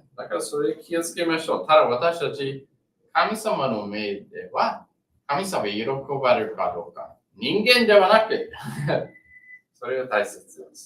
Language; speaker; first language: Japanese; non-native, learner; English